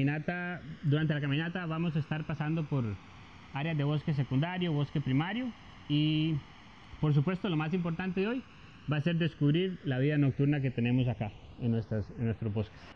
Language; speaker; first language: Spanish; native; Spanish